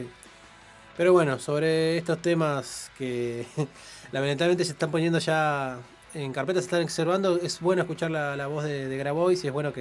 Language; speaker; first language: Spanish; native; Spanish